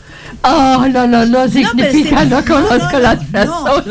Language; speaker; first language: Spanish; non-native, fluent; German